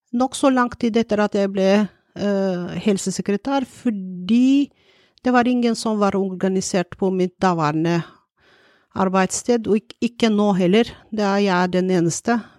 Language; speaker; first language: Norwegian; non-native, fluent; Bulgarian